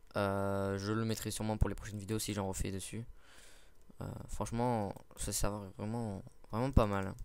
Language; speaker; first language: French; native; French